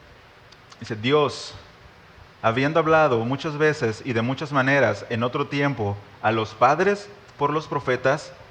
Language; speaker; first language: Spanish; native; Spanish